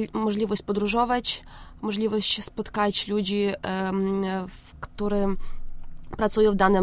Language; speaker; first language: Polish; non-native, learner; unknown